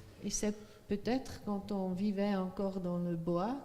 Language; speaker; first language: French; non-native, fluent; Swiss German